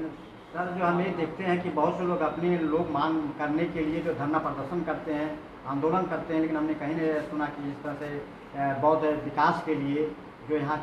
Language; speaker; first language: Hindi; native; Hindi